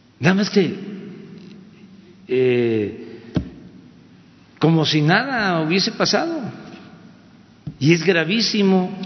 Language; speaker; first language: Spanish; native; Spanish